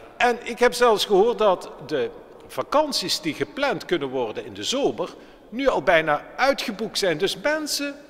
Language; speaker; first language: Dutch; native; Dutch